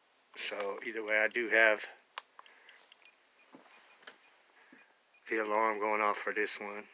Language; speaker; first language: English; native; English